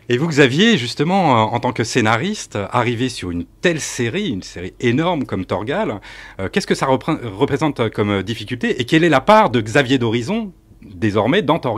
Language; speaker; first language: French; native; French